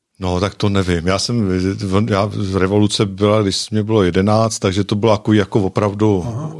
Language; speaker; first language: Czech; native; Czech